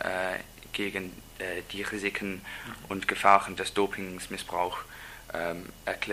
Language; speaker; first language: German; non-native, learner; English